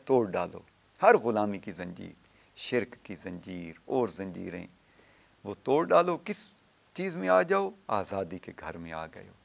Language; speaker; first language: Urdu; non-native, local second language; Punjabi